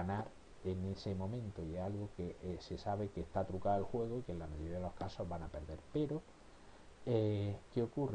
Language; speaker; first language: Spanish; native; Spanish